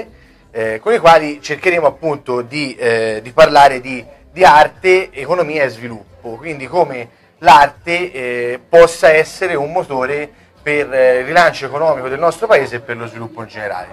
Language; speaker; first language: Italian; native; Italian